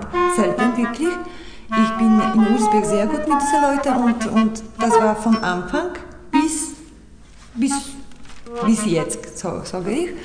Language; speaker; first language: German; non-native, learner; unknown